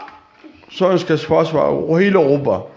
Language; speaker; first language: Danish; non-native, learner; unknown